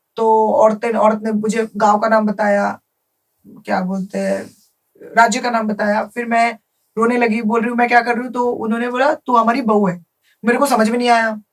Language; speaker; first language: Hindi; non-native, local second language; Bangla